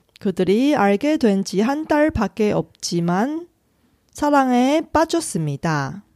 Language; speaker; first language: Korean; non-native, fluent; Chinese